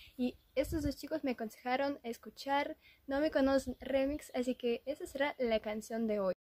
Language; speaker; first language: Spanish; non-native, fluent; Russian